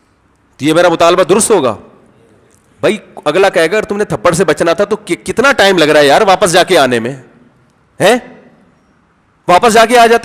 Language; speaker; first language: Urdu; native; Urdu